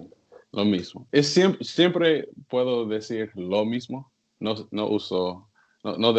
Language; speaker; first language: Spanish; non-native, learner; English